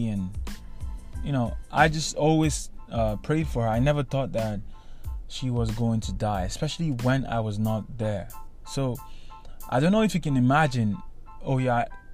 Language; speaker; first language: English; non-native, local second language; Igbo